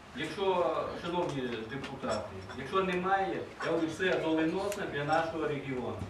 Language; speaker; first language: Ukrainian; native; Ukrainian